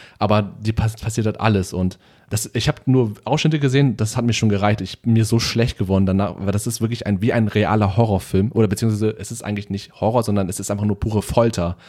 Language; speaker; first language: German; early bilingual, other home language; Vietnamese